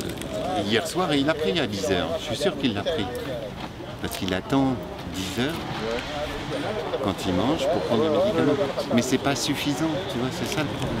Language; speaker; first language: French; native; French